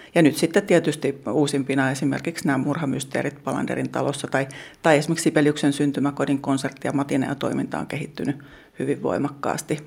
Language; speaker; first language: Finnish; native; Finnish